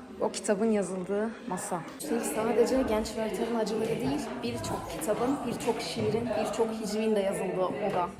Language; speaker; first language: Turkish; native; Turkish